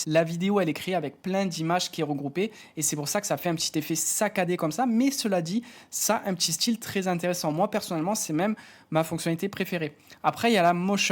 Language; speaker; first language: French; native; French